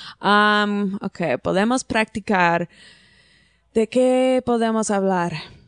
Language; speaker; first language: Spanish; non-native, learner; English